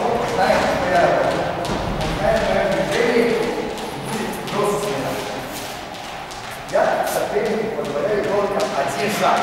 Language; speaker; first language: Russian; non-native, learner; Serbian